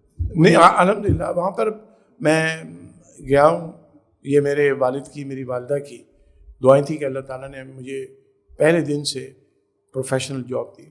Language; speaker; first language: Urdu; native; Urdu